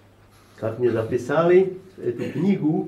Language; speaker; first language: Russian; non-native, learner; Czech